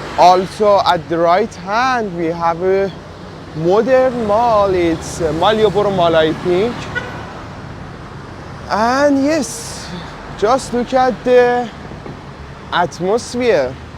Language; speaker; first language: English; non-native, fluent; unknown